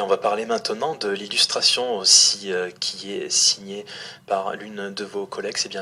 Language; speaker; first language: French; native; French